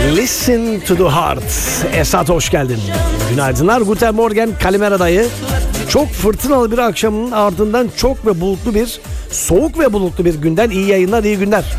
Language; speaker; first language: Turkish; native; Turkish